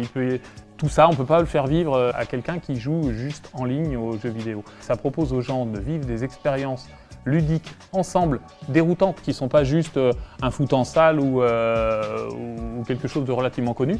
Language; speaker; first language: French; native; French